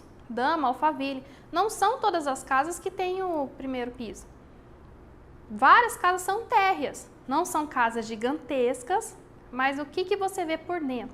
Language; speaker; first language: Portuguese; native; Portuguese